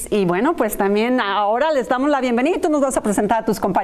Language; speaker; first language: Spanish; native; Spanish